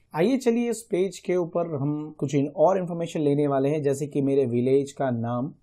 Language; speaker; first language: Hindi; non-native, local second language; Gujarati